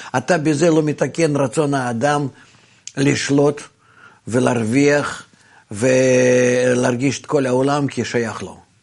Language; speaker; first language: Hebrew; non-native, fluent; Russian